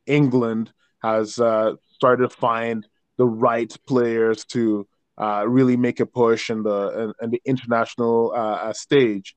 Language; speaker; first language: English; non-native, local second language; Yoruba